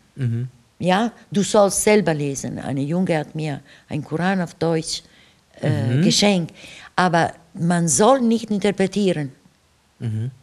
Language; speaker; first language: German; non-native, fluent; Italian